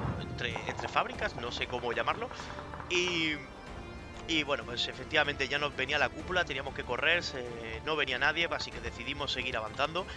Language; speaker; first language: Spanish; native; Spanish